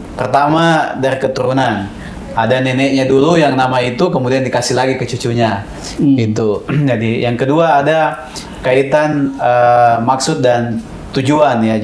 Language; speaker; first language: Indonesian; non-native, local second language; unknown